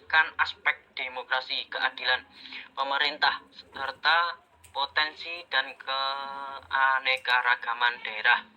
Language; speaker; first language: Indonesian; native; Indonesian